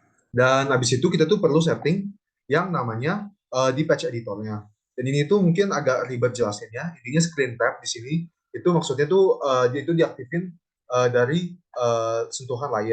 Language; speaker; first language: Indonesian; native; Indonesian